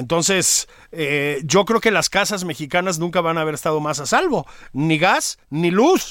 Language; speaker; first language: Spanish; native; Spanish